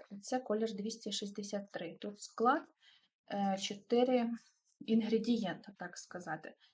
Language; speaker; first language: Ukrainian; non-native, local second language; Russian